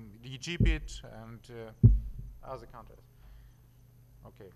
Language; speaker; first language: English; non-native, learner; Russian